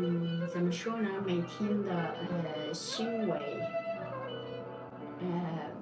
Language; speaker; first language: Chinese; non-native, local second language; Uyghur